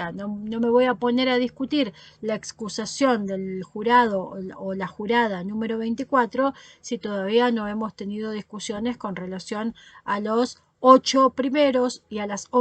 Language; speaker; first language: Spanish; native; Spanish